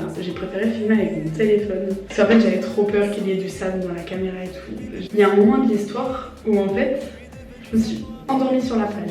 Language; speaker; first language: French; native; French